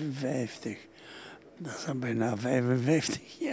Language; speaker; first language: Dutch; non-native, local second language; French